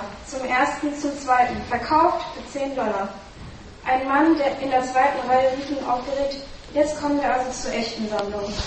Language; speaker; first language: German; native; German